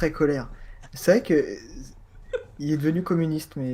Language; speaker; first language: French; native; French